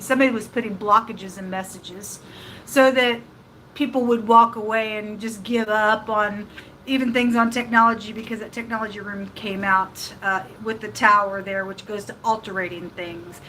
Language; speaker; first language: English; native; English